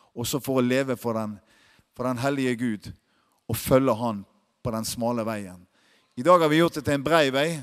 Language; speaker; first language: Norwegian; native; Norwegian